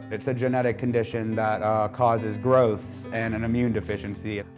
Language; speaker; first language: English; native; English